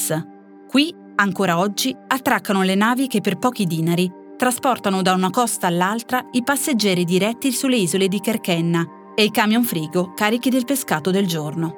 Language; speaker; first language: Italian; native; Italian